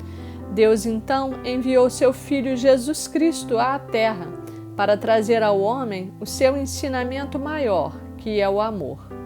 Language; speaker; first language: Portuguese; native; Portuguese